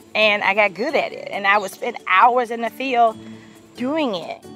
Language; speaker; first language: English; native; English